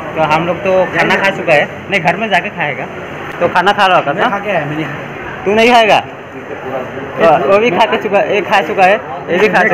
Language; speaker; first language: Hindi; non-native, local second language; Assamese